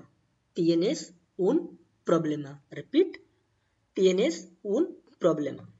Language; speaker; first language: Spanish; non-native, learner; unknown